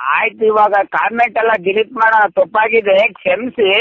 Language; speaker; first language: Kannada; native; Kannada